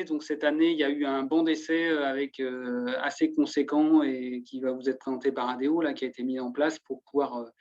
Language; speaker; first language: French; native; French